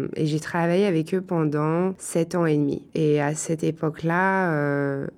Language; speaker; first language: French; native; French